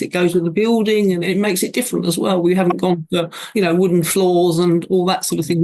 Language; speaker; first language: English; native; English